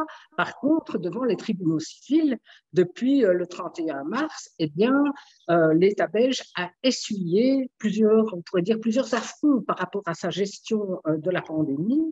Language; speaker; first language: French; native; French